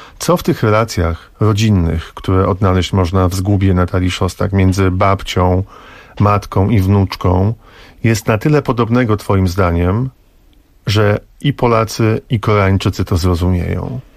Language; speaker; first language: Polish; native; Polish